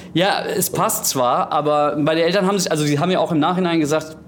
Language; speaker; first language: German; early bilingual, other home language; Greek